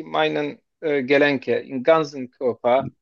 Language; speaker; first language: German; non-native, learner; Turkish